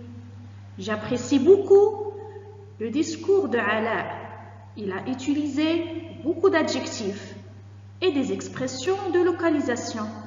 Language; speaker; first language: French; non-native, local second language; Arabic